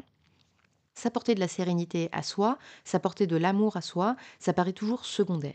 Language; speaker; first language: French; native; French